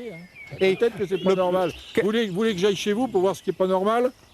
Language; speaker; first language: French; native; French